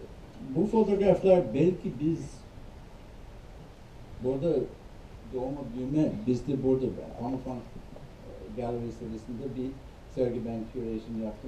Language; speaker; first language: Turkish; non-native, fluent; English